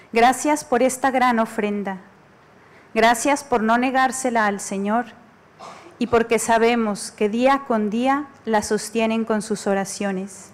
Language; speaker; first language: Spanish; native; Spanish